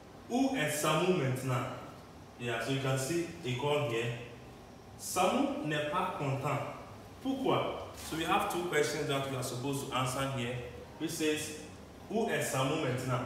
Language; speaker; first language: English; non-native, local second language; Akan